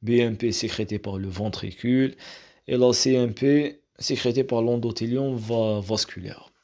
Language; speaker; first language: French; non-native, local second language; Arabic